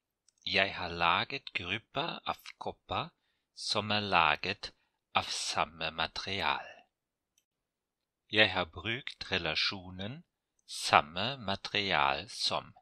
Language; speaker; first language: Norwegian; non-native, fluent; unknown